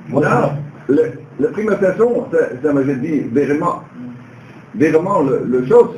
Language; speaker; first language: French; non-native, learner; Dutch